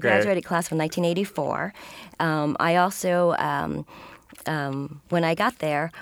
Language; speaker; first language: English; native; English